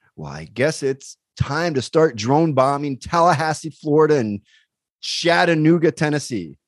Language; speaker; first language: English; native; English